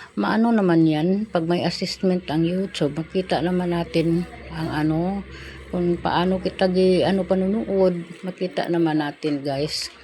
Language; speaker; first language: Filipino; non-native, local second language; Cebuano